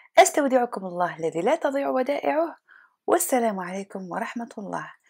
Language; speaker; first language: Arabic; non-native, local second language; Kabyle